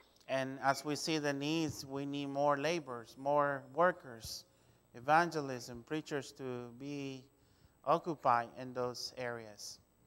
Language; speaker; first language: English; non-native, fluent; Spanish